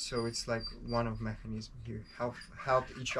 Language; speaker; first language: English; non-native, learner; Ukrainian